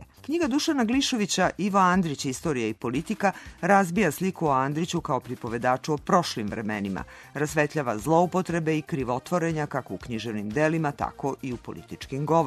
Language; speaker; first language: Serbian; native; Serbian